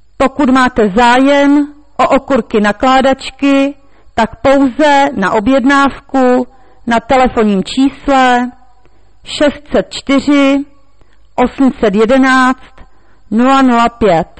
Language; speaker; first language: Czech; native; Czech